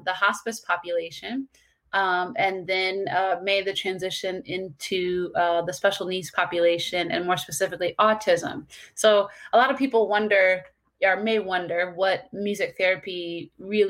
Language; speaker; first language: English; native; English